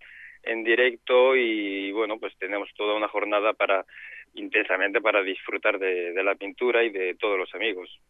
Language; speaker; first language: Spanish; native; Spanish